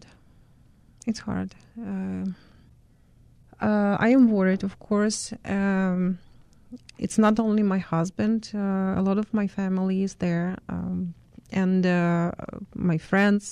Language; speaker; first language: English; non-native, fluent; Ukrainian